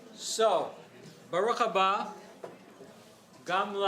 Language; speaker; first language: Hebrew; non-native, fluent; English